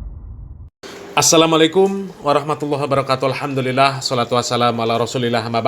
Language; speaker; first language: Indonesian; native; Indonesian